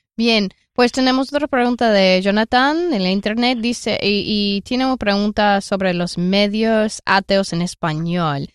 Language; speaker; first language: Spanish; non-native, fluent; English